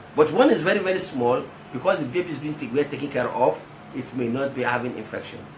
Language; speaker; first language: English; non-native, local second language; Yoruba